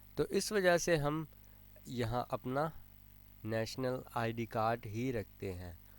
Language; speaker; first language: Urdu; native; Urdu